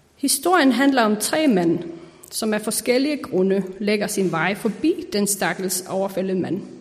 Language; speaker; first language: Danish; non-native, fluent; Icelandic